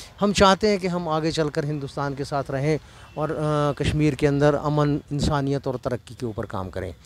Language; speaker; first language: Hindi; non-native, local second language; Kashmiri